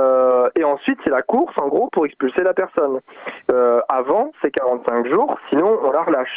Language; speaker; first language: French; native; French